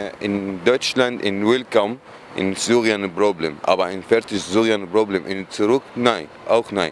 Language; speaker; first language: German; non-native, learner; Arabic